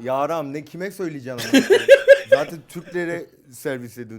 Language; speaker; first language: Turkish; non-native, fluent; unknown